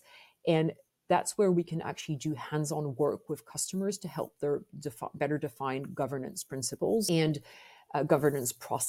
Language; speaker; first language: English; non-native, fluent; French